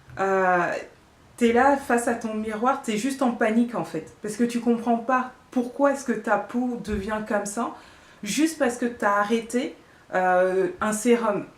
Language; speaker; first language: French; early bilingual, other home language; Bambara